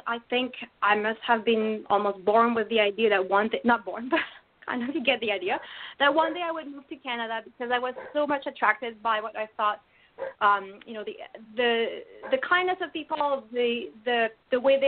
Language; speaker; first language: English; non-native, fluent; French